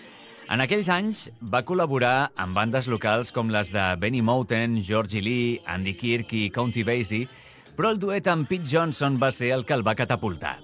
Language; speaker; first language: Catalan; native; Catalan